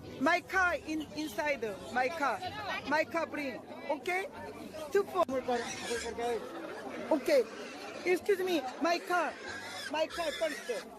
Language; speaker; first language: English; non-native, learner; Korean